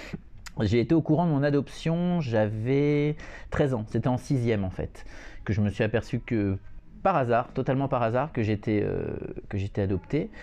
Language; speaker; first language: French; native; French